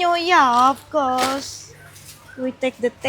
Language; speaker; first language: English; non-native, learner; Indonesian